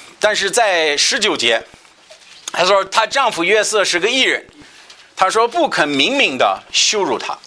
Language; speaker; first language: Chinese; non-native, fluent; English